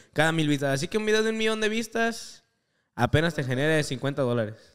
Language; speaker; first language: Spanish; native; Spanish